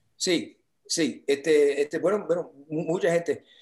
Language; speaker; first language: Spanish; early bilingual, heritage; Spanish